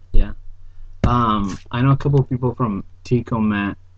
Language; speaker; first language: English; early bilingual, other home language; Spanish